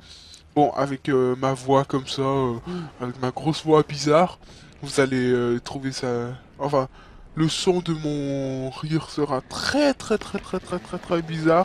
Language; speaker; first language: French; native; French